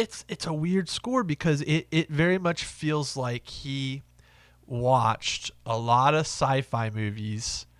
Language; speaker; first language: English; native; English